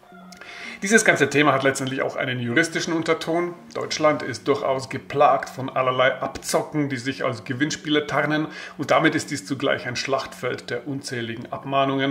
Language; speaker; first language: German; native; German